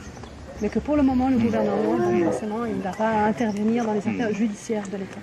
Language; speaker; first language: French; native; French